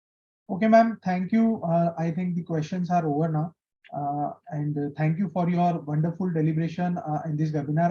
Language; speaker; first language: English; non-native, local second language; Hindi